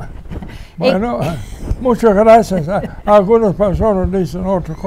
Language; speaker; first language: Spanish; non-native, fluent; English